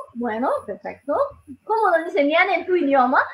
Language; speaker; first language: Spanish; non-native, learner; Italian